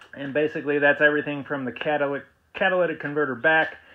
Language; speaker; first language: English; native; English